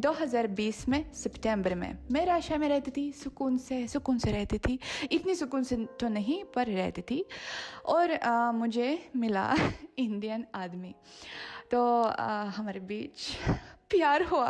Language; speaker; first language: Hindi; non-native, fluent; Russian